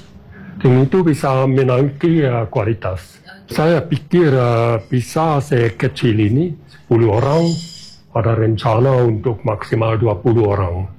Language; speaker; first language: Indonesian; non-native, fluent; German